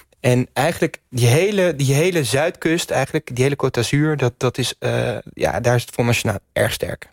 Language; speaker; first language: Dutch; native; Dutch